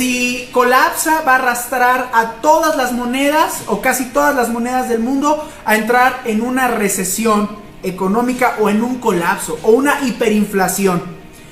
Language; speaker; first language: Spanish; native; Spanish